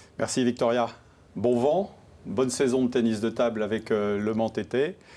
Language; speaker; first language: French; native; French